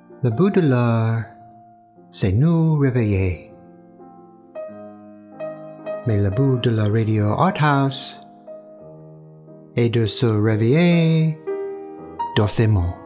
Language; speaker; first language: French; non-native, learner; English